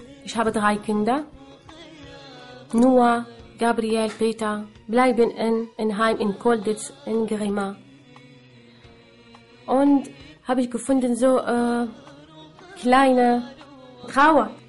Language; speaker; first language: German; non-native, learner; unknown